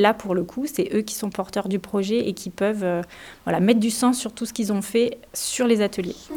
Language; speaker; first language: French; native; French